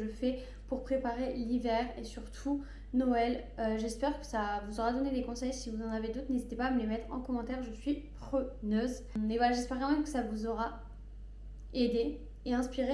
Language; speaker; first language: French; native; French